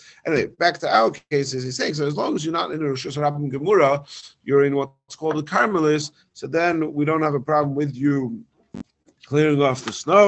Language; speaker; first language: English; native; English